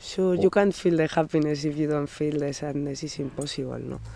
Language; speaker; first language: English; non-native, learner; Spanish